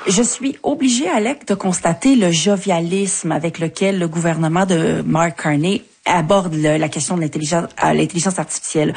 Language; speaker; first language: French; native; French